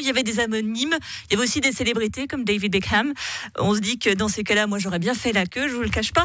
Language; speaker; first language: French; native; French